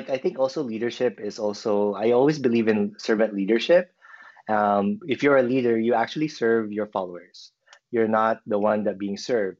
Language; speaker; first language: English; non-native, local second language; Filipino